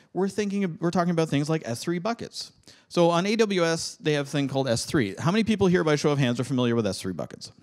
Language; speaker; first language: English; native; English